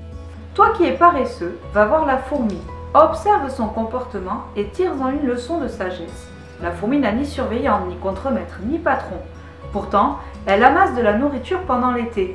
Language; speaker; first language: French; native; French